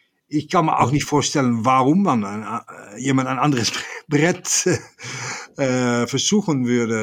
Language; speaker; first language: German; non-native, fluent; Dutch